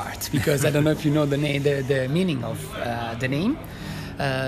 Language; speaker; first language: English; non-native, fluent; Italian